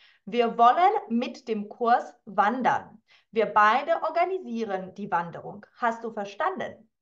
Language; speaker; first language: German; non-native, fluent; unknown